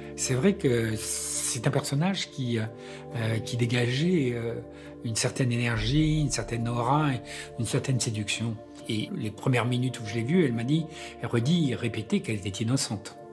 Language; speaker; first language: French; native; French